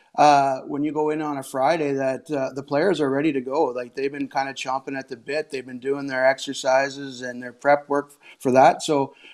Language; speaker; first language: English; native; English